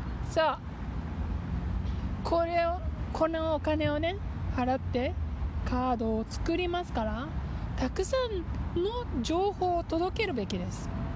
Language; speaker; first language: Japanese; native; Japanese